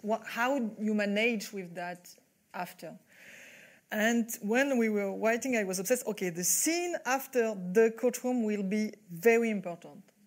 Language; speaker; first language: English; non-native, fluent; French